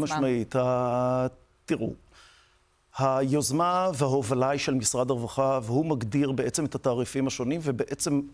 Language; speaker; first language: Hebrew; native; Hebrew